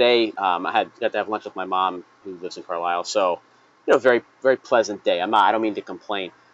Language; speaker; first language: English; native; English